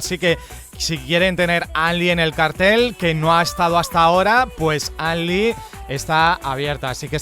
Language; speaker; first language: Spanish; native; Spanish